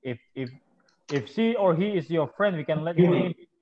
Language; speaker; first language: English; non-native, fluent; Indonesian